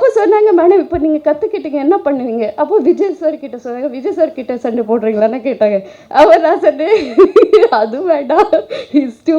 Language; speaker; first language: Tamil; non-native, learner; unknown